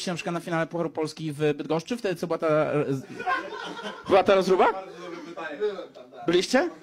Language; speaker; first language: Polish; native; Polish